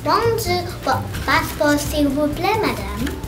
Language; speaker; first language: French; non-native, learner; English